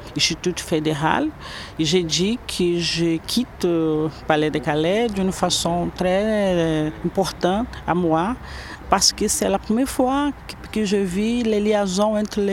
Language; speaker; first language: French; non-native, learner; Portuguese